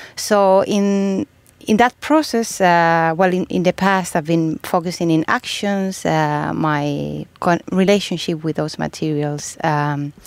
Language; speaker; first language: English; non-native, fluent; Spanish